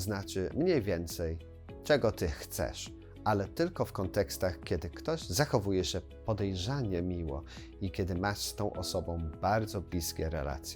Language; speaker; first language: Polish; non-native, fluent; English